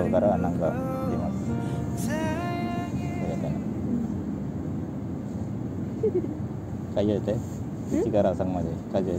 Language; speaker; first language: Japanese; non-native, fluent; Indonesian